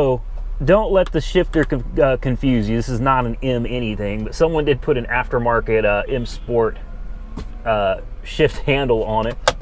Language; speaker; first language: English; native; English